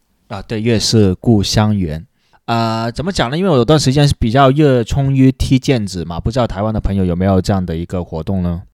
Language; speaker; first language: Chinese; non-native, local second language; Cantonese